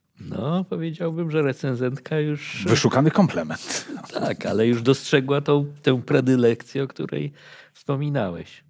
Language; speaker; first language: Polish; native; Polish